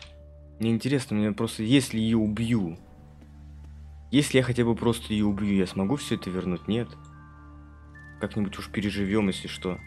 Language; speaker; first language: Russian; native; Russian